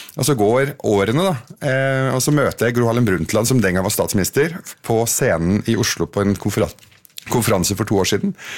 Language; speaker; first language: Norwegian; early bilingual, other home language; Arabic